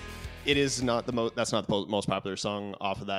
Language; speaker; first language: English; native; English